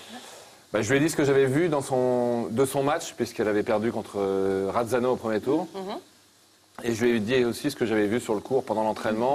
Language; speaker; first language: French; native; French